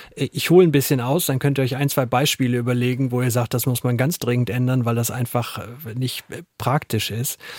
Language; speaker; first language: German; native; German